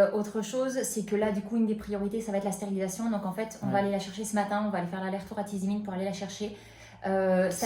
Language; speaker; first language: French; native; French